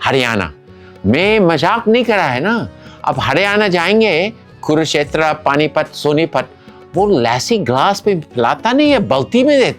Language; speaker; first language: Hindi; non-native, fluent; English